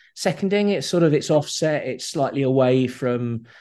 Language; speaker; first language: English; native; English